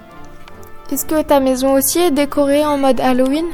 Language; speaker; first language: French; native; French